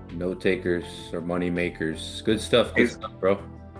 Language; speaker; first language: English; native; English